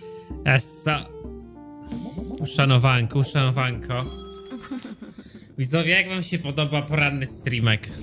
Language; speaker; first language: Polish; native; Polish